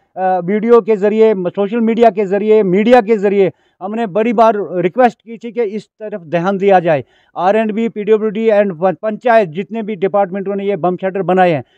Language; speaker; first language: Hindi; non-native, local second language; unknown